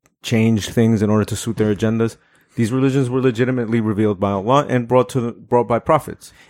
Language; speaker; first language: English; native; English